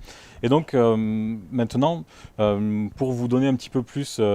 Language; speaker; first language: French; native; French